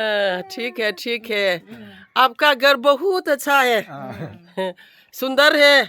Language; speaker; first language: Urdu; non-native, local second language; Mizo